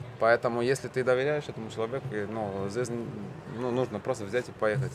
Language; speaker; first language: Russian; non-native, fluent; Portuguese